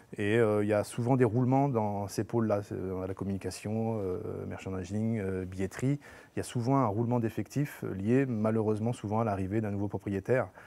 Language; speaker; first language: French; native; French